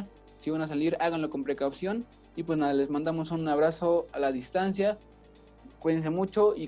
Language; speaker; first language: Spanish; native; Spanish